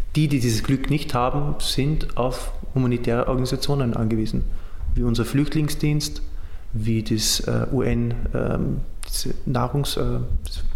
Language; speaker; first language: German; native; German